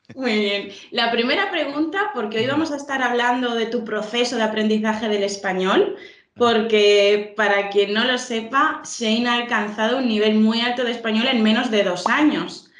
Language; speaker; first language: Spanish; native; Spanish